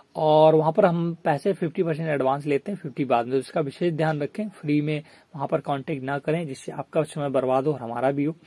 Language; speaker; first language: Hindi; native; Hindi